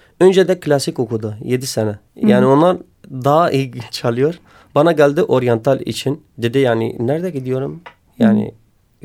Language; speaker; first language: Turkish; non-native, learner; Kurdish